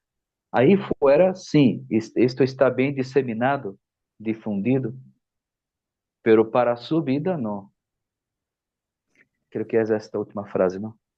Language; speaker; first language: Spanish; non-native, fluent; Portuguese